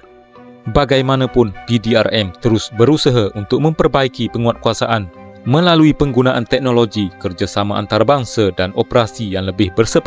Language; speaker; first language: Malay; native; Malay